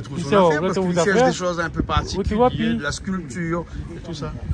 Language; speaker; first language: French; native; French